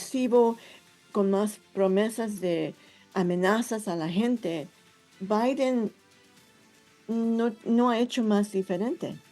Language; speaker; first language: Spanish; non-native, fluent; English